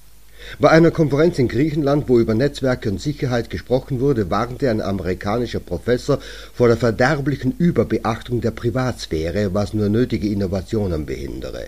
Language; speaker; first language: German; native; German